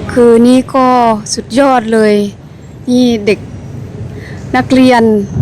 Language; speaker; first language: Thai; native; Thai